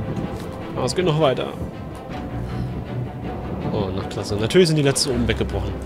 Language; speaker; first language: German; native; German